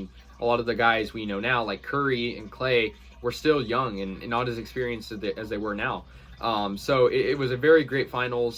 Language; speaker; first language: English; native; English